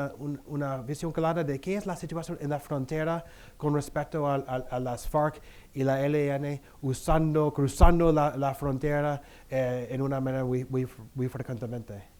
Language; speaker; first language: Spanish; non-native, fluent; English